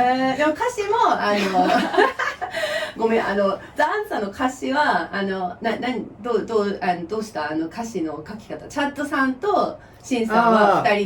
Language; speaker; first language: Japanese; non-native, fluent; English